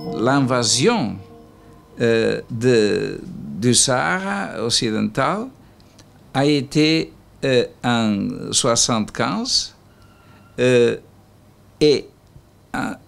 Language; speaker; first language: French; non-native, learner; Portuguese